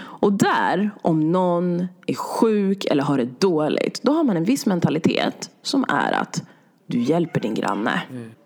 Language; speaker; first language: Swedish; native; Swedish